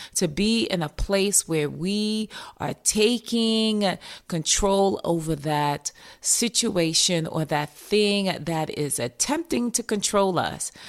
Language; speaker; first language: English; native; English